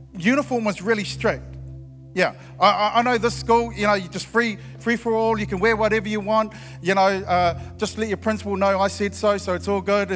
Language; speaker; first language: English; native; English